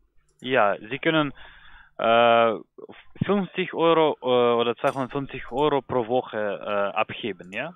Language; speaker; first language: German; non-native, learner; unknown